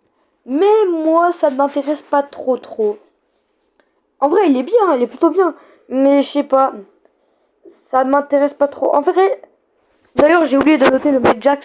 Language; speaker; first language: French; native; French